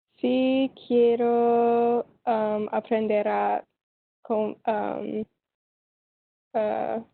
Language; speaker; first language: Spanish; non-native, learner; English